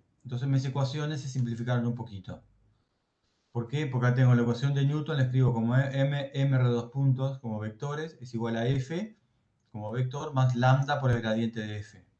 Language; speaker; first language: Spanish; native; Spanish